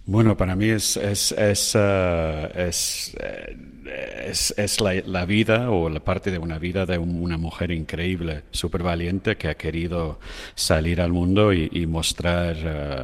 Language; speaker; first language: Spanish; non-native, fluent; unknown